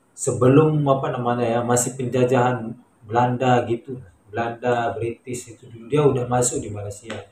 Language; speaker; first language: Indonesian; native; Indonesian